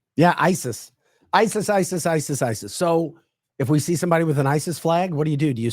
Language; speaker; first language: English; native; English